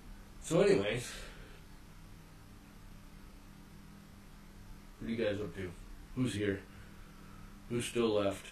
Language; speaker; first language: English; native; English